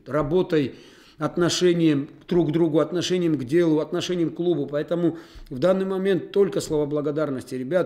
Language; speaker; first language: Russian; native; Russian